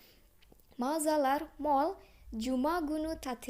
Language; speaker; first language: Turkish; non-native, fluent; Indonesian